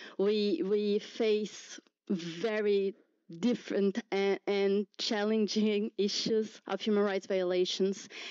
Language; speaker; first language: English; non-native, fluent; Portuguese